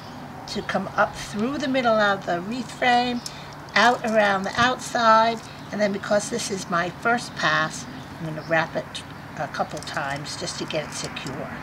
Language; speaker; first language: English; native; English